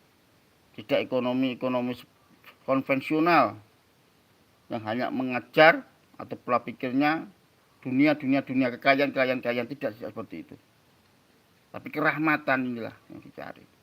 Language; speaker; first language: Indonesian; native; Indonesian